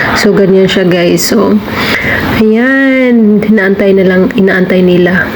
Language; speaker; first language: Filipino; non-native, local second language; Hiligaynon